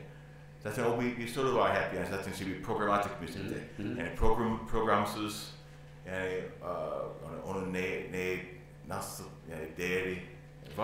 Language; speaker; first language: Turkish; non-native, learner; English